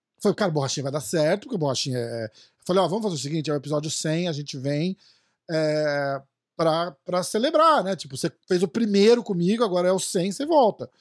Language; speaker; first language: Portuguese; native; Portuguese